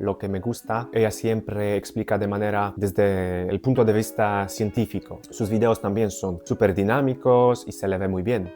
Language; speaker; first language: Spanish; non-native, fluent; Polish